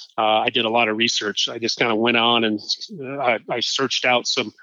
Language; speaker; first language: English; native; English